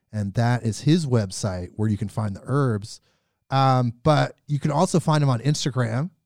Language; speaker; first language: English; native; English